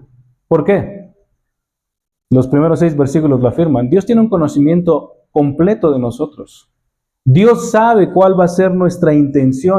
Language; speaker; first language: Spanish; native; Spanish